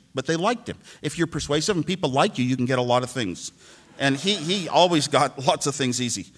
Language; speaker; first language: English; native; English